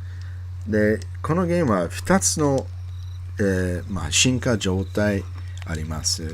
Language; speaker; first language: Japanese; non-native, learner; English